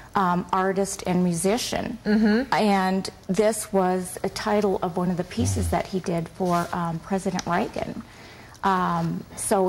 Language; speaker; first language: English; native; English